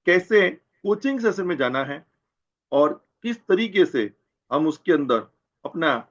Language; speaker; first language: Hindi; non-native, local second language; Gujarati